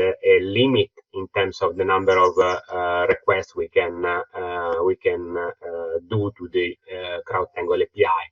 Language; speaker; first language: English; non-native, fluent; Italian